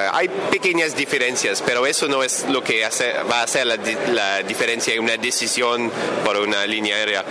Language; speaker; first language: Spanish; non-native, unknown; French